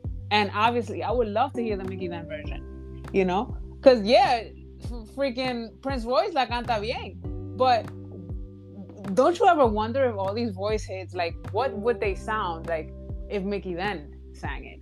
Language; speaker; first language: English; early bilingual, other home language; Spanish